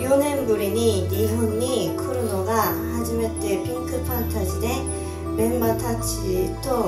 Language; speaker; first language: Japanese; non-native, learner; Korean